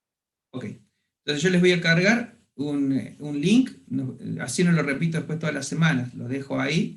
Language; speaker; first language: Spanish; native; Spanish